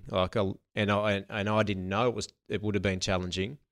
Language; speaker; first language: English; native; English